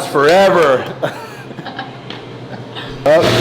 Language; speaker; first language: English; native; English